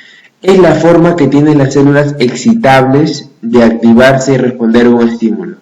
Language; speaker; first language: Spanish; native; Spanish